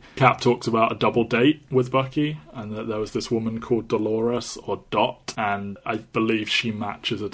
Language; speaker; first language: English; native; English